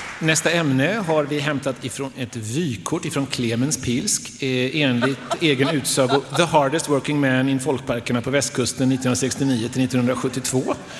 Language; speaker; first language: Swedish; native; Swedish